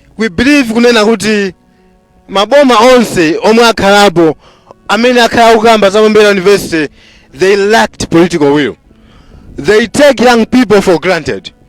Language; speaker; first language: Nyanja; non-native, local second language; Tumbuka